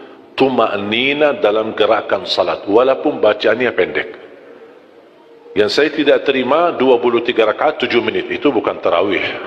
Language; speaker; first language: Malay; non-native, fluent; Arabic